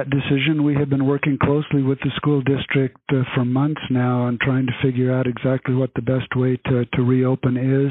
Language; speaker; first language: English; native; English